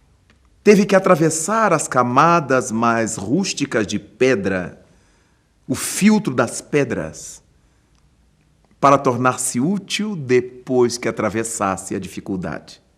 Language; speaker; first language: Portuguese; native; Portuguese